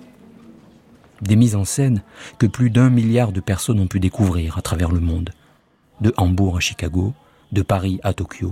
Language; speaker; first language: French; native; French